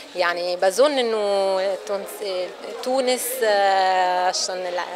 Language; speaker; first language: Arabic; non-native, fluent; Italian